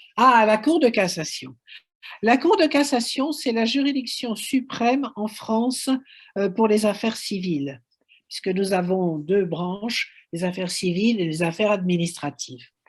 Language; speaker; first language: French; native; French